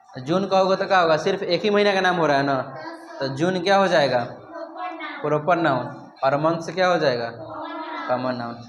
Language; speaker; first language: Hindi; native; Hindi